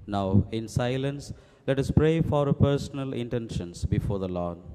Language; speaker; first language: English; non-native, local second language; Tamil